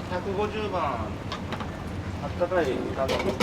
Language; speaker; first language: Japanese; native; Japanese